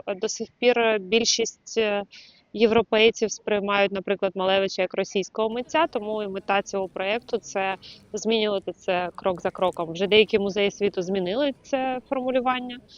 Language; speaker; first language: Ukrainian; non-native, local second language; Russian